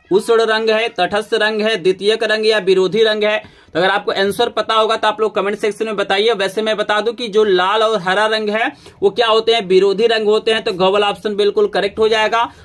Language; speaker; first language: Hindi; native; Hindi